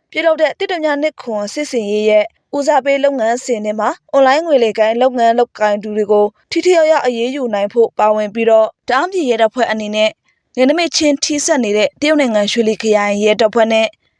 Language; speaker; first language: Burmese; non-native, local second language; Shwe Palaung